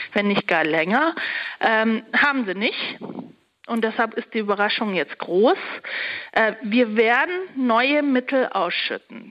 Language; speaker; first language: German; early bilingual, other home language; Turkish